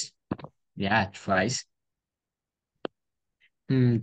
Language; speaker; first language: English; non-native, learner; Vietnamese